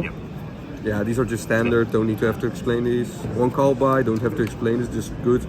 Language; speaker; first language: English; non-native, fluent; Dutch